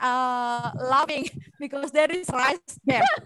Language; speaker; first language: English; non-native, learner; Indonesian